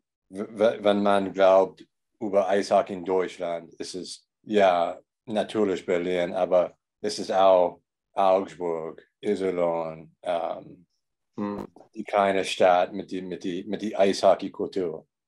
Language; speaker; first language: German; non-native, learner; English